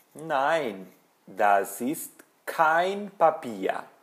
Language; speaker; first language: German; non-native, fluent; Portuguese